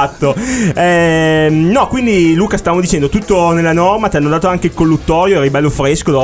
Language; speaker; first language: Italian; native; Italian